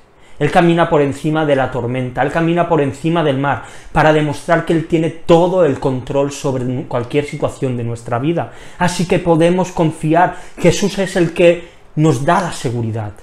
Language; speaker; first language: Spanish; native; Spanish